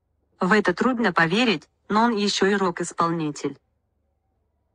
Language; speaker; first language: Russian; native; Russian